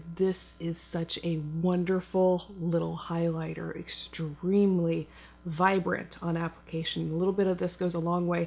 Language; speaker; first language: English; native; English